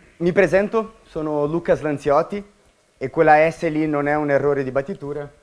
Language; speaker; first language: Italian; non-native, fluent; Portuguese